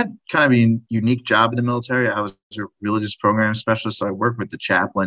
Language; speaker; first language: English; native; English